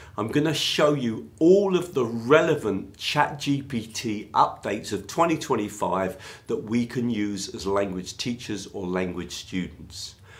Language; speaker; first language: English; native; English